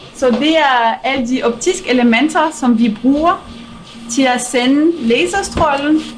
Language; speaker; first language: Danish; non-native, fluent; French